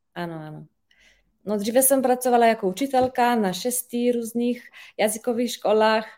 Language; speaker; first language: Czech; non-native, fluent; Slovenian